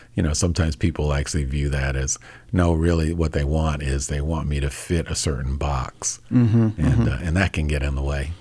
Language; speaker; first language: English; native; English